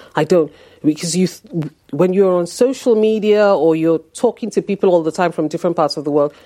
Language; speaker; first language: English; non-native, local second language; Yoruba